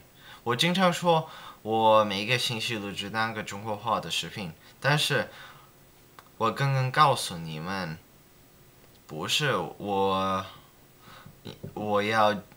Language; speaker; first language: Chinese; non-native, learner; English